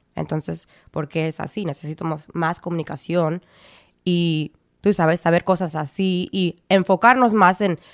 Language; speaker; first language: Spanish; early bilingual, heritage; Spanish